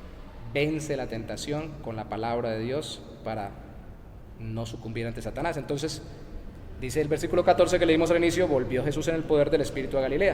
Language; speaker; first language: Spanish; native; Spanish